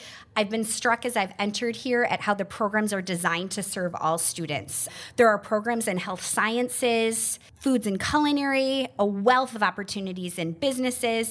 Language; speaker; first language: English; native; English